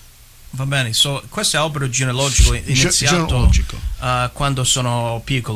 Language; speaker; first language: Italian; early bilingual, heritage; English